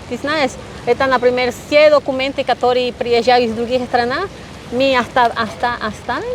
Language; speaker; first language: Russian; non-native, learner; Spanish